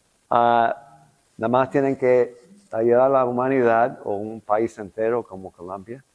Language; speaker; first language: Spanish; non-native, local second language; English